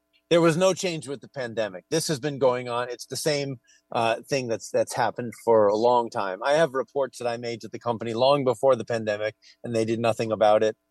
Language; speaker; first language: English; native; English